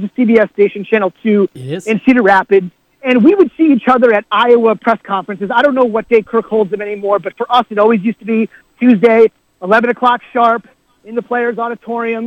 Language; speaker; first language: English; native; English